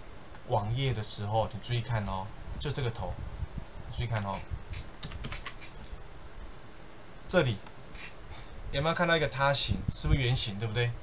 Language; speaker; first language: Chinese; native; Chinese